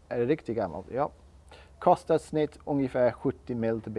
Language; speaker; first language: Swedish; non-native, learner; English